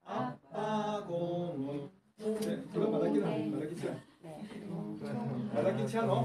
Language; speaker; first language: Korean; non-native, fluent; Filipino